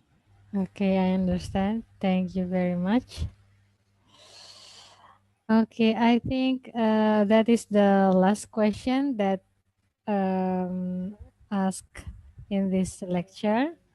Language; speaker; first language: English; non-native, fluent; Indonesian